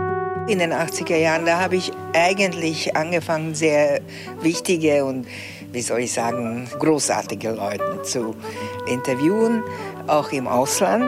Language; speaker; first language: German; early bilingual, heritage; Hungarian